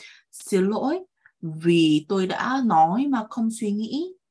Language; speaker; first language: Vietnamese; non-native, fluent; Korean